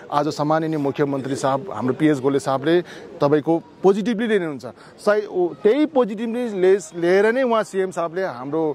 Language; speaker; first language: Nepali; native; Nepali